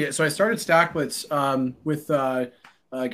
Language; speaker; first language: English; native; English